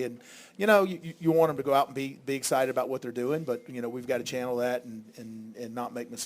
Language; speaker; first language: English; native; English